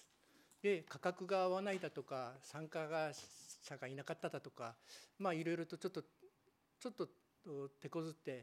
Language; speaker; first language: Japanese; native; Japanese